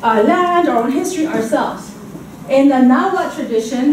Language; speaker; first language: English; native; English